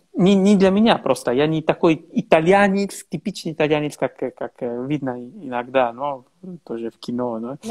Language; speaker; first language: Russian; non-native, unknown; Italian